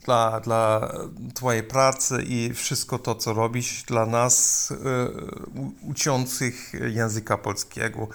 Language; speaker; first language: Polish; non-native, learner; German